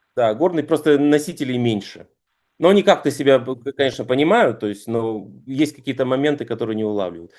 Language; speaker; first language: Russian; native; Russian